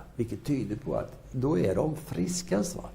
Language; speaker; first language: Swedish; native; Swedish